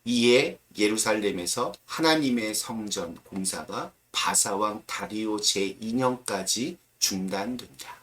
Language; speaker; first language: Korean; native; Korean